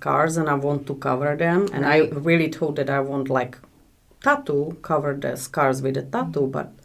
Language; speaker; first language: English; non-native, learner; Czech